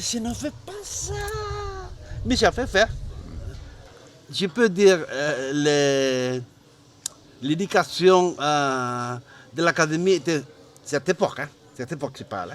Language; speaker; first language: French; non-native, learner; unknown